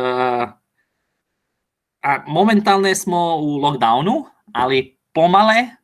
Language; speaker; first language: Slovak; non-native, learner; Croatian